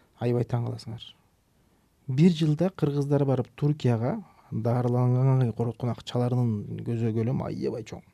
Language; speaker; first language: Kyrgyz; native; Kyrgyz